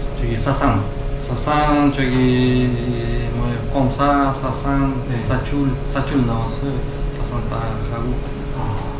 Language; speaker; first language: Korean; non-native, learner; Russian